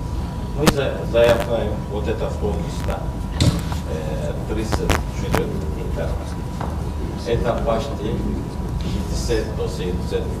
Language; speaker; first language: Russian; non-native, learner; Turkish